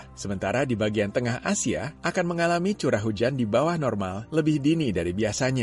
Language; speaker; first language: Indonesian; native; Indonesian